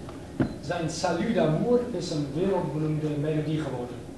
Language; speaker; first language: Dutch; native; Dutch